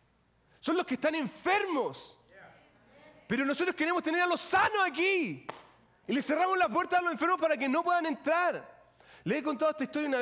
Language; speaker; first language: Spanish; native; Spanish